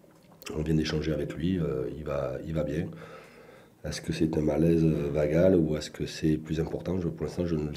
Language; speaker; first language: French; native; French